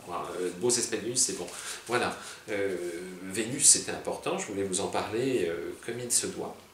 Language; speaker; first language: French; native; French